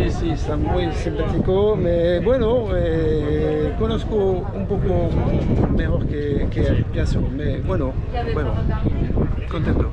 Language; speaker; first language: Spanish; non-native, learner; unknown